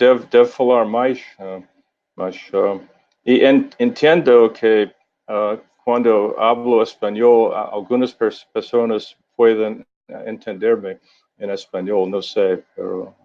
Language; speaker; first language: Portuguese; non-native, learner; English